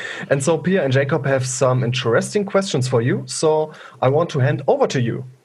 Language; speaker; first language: English; non-native, fluent; German